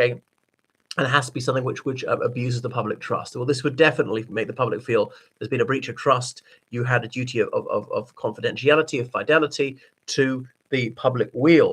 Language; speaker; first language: English; native; English